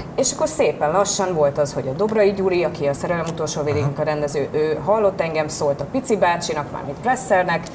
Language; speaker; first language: Hungarian; early bilingual, heritage; Hungarian